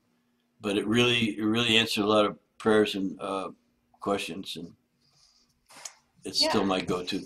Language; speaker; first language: English; native; English